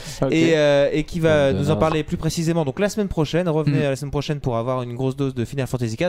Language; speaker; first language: French; native; French